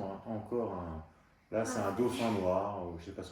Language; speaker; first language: French; native; French